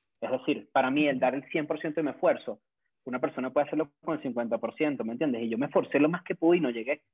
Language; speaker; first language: Spanish; native; Spanish